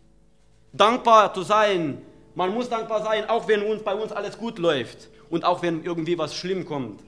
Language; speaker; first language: German; non-native, fluent; Romanian